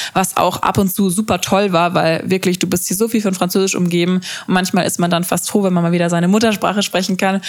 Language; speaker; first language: German; native; German